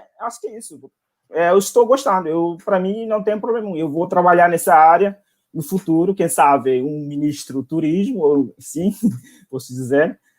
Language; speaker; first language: Portuguese; non-native, local second language; Tetum